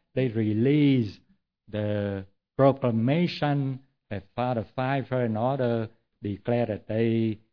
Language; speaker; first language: English; non-native, fluent; Vietnamese